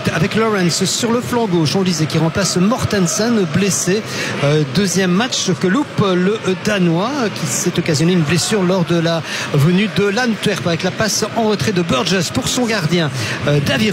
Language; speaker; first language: French; native; French